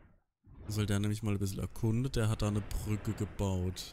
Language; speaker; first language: German; native; German